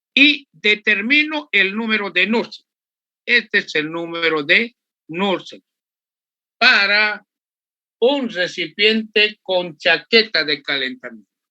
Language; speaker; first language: Spanish; native; Spanish